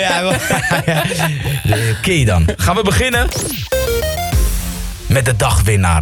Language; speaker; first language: Dutch; native; Dutch